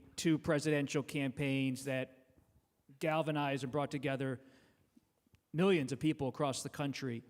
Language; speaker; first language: English; native; English